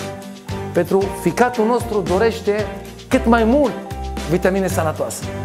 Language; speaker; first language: Romanian; non-native, learner; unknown